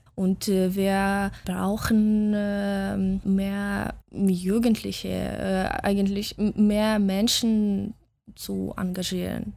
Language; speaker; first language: German; non-native, learner; Russian